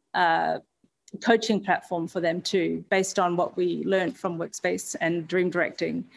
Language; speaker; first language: English; native; English